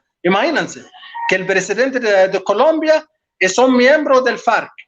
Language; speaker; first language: Spanish; non-native, local second language; Arabic